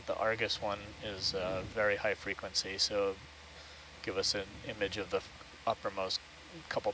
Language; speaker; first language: English; native; English